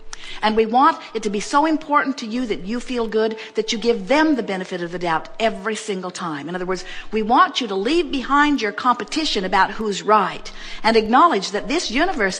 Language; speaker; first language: English; native; English